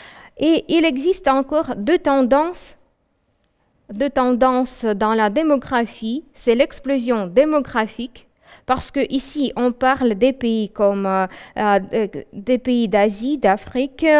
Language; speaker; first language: French; non-native, fluent; Russian